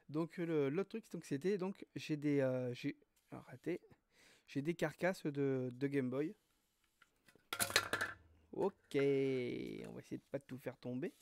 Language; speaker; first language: French; native; French